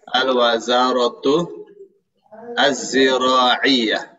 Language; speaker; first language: Arabic; non-native, fluent; Indonesian